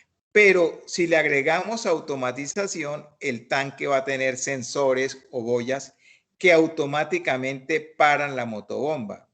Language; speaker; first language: Spanish; native; Spanish